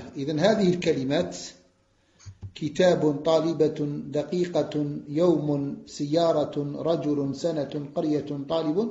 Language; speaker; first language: Arabic; non-native, fluent; French